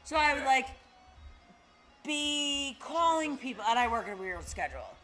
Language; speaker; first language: English; native; English